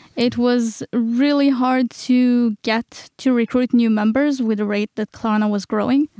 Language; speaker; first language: English; non-native, fluent; Hebrew